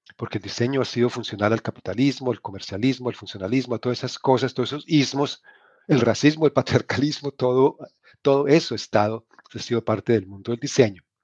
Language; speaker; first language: Spanish; native; Spanish